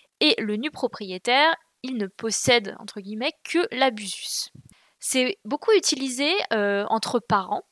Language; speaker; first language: French; native; French